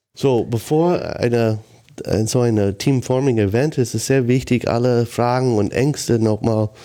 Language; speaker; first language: German; non-native, fluent; English